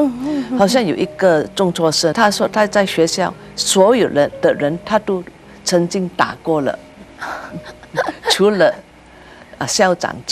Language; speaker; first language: Chinese; early bilingual, heritage; Chinese